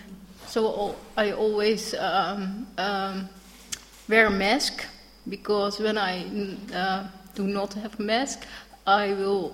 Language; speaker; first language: English; non-native, learner; Dutch